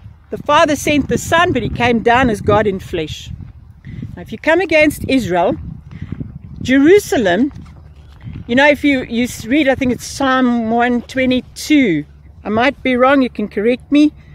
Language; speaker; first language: English; early bilingual, other home language; Afrikaans